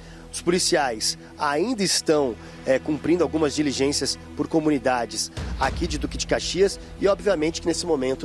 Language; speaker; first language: Portuguese; native; Portuguese